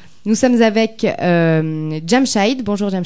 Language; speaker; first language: French; native; French